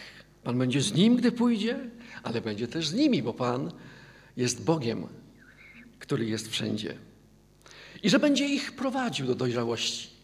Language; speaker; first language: Polish; native; Polish